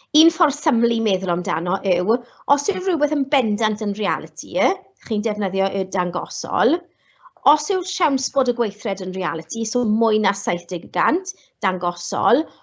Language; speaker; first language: Welsh; non-native, local second language; English